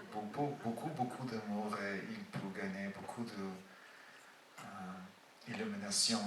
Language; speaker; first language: French; non-native, fluent; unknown